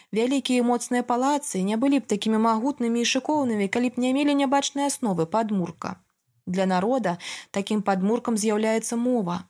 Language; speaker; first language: Belarusian; native; Belarusian